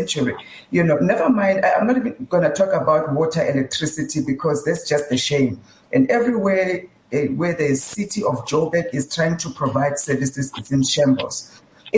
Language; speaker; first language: English; non-native, local second language; Tsonga